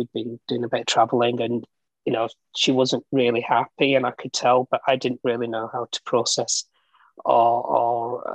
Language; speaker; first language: English; native; English